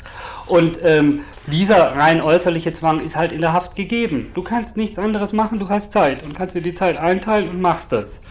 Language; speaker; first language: German; native; German